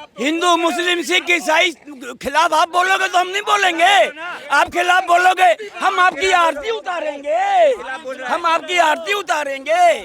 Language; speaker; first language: Hindi; native; Hindi